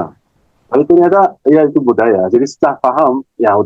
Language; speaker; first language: Indonesian; non-native, fluent; Arabic